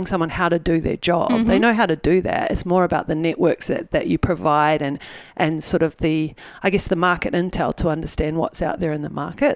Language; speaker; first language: English; native; English